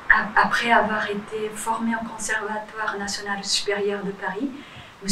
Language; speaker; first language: French; native; French